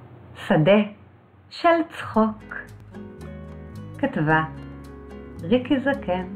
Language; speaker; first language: Hebrew; native; Hebrew